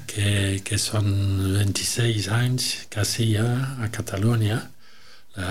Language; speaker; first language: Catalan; non-native, learner; French